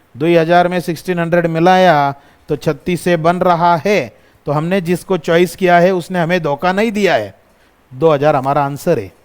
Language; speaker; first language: Hindi; non-native, local second language; Marathi